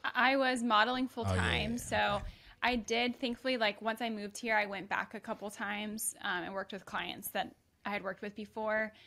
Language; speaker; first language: English; native; English